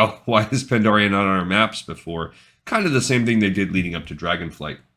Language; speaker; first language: English; native; English